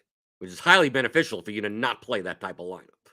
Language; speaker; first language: English; native; English